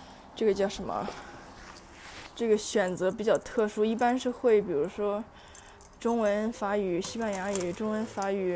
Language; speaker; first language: Chinese; early bilingual, heritage; Chinese